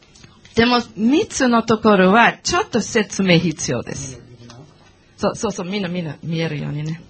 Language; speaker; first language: Japanese; non-native, learner; Portuguese